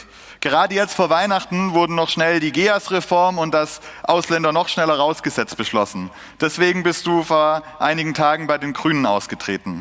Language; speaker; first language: German; native; German